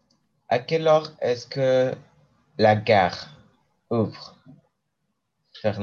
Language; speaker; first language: French; non-native, learner; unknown